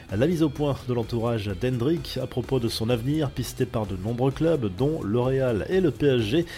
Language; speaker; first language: French; native; French